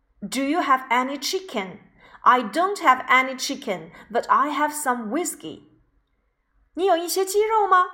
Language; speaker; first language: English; non-native, fluent; Chinese